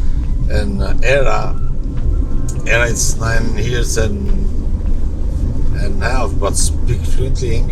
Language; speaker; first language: English; non-native, learner; Albanian